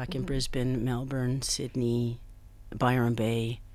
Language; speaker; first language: English; native; English